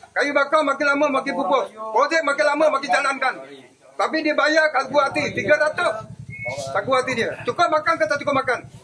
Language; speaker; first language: Malay; non-native, local second language; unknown